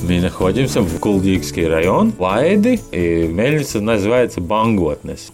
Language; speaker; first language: Russian; non-native, learner; Latvian